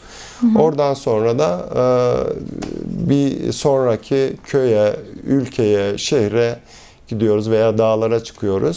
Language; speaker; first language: Turkish; early bilingual, heritage; Turkish